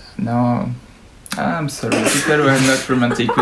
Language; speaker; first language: English; non-native, learner; French